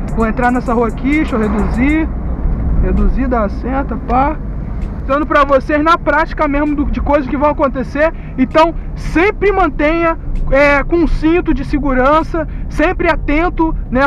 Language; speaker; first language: Portuguese; native; Portuguese